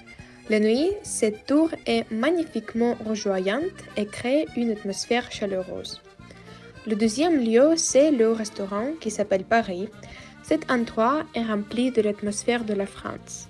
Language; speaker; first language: French; non-native, learner; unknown